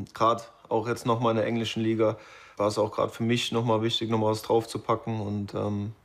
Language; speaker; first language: German; native; German